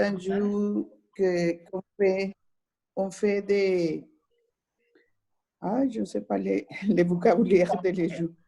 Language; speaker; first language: French; non-native, learner; Spanish